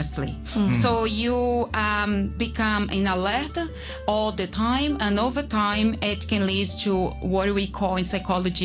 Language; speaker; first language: English; non-native, fluent; Portuguese